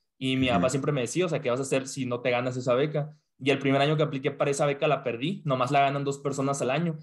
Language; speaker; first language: Spanish; native; Spanish